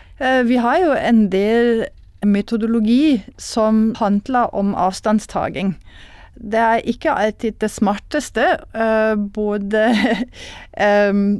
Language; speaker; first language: Norwegian; non-native, fluent; German